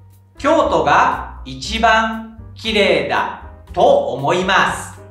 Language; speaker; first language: Japanese; non-native, fluent; Indonesian